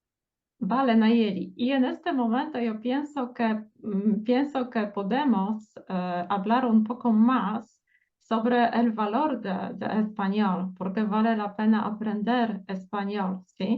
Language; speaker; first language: Spanish; non-native, fluent; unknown